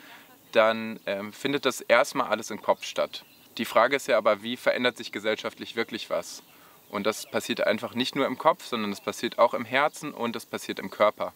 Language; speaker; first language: German; native; German